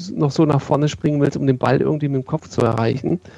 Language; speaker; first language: German; native; German